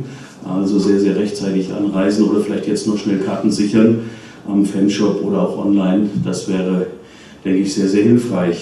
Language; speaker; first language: German; native; German